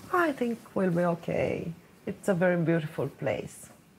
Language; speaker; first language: English; non-native, learner; Romanian